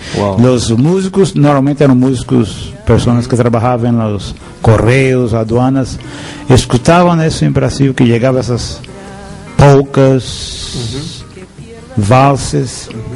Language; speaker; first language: Spanish; non-native, learner; Portuguese